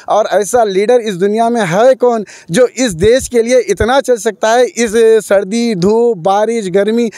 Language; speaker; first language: Hindi; non-native, local second language; Urdu